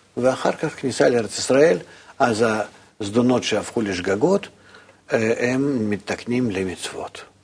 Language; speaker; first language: Hebrew; non-native, fluent; Russian